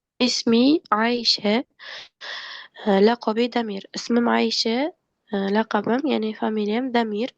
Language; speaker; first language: Arabic; non-native, learner; Uzbek